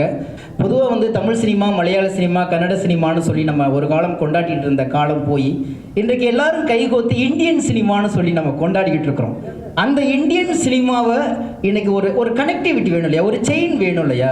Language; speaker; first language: Tamil; native; Tamil